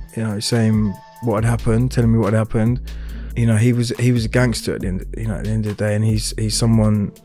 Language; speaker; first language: English; native; English